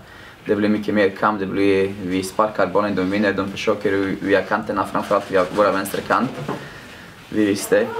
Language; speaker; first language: Swedish; non-native, fluent; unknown